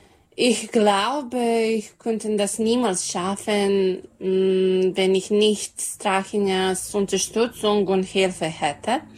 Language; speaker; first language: German; non-native, learner; Serbian